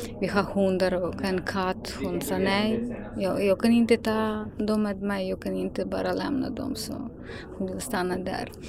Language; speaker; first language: Swedish; non-native, learner; Ukrainian